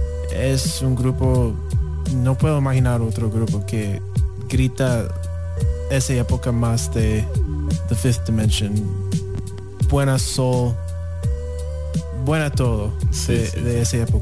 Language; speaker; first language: Spanish; non-native, learner; English